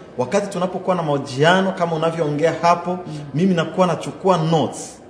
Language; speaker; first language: Swahili; non-native, local second language; Bembe